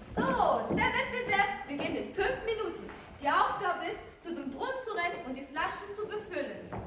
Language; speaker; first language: German; non-native, learner; Mongolian